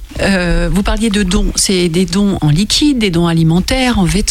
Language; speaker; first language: French; native; French